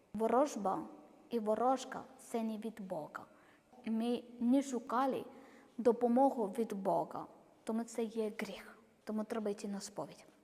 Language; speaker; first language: Ukrainian; non-native, learner; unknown